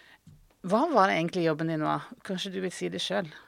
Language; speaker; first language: Norwegian; native; Norwegian